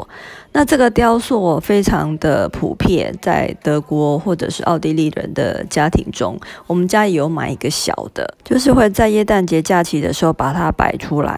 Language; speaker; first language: Chinese; native; Chinese